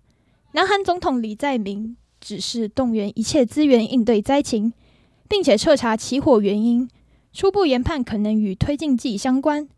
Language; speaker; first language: Chinese; native; Chinese